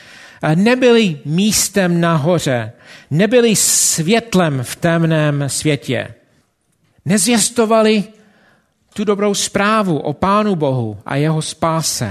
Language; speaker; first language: Czech; non-native, fluent; English